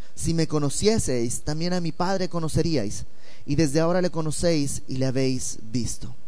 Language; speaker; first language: Spanish; native; Spanish